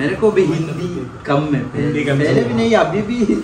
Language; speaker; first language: Hindi; non-native, local second language; Malayalam